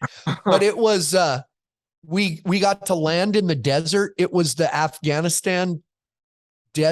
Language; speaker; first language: English; native; English